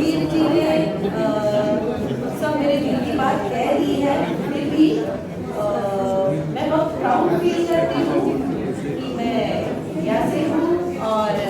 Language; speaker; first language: Hindi; non-native, local second language; Marathi